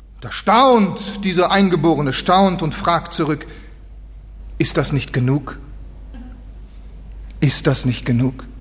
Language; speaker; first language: German; native; German